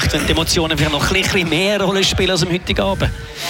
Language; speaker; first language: German; native; German